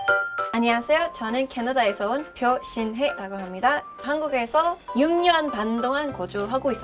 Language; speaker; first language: Korean; non-native, learner; English